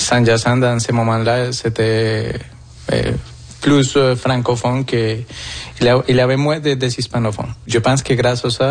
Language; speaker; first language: French; non-native, fluent; Spanish